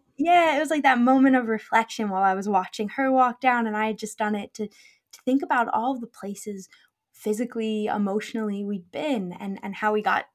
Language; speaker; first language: English; native; English